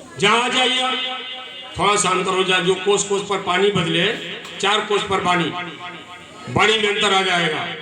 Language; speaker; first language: Hindi; native; Hindi